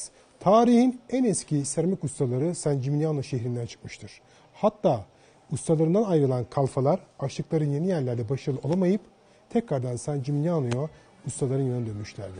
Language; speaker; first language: Turkish; native; Turkish